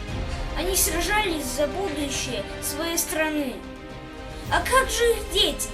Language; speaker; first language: Russian; native; Russian